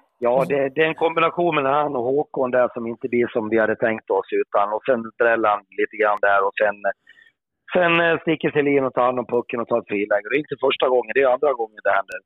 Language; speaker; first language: Swedish; native; Swedish